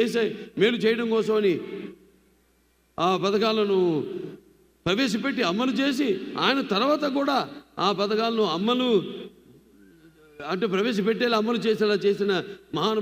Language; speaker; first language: Telugu; native; Telugu